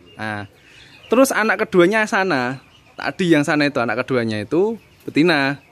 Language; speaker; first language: Indonesian; native; Indonesian